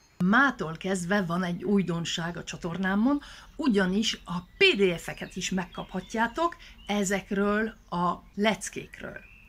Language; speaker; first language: Hungarian; early bilingual, heritage; French